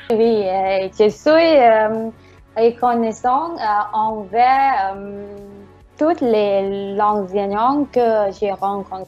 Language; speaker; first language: French; non-native, learner; Thai